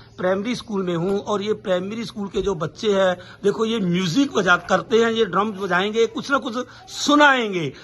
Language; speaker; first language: Hindi; non-native, local second language; Punjabi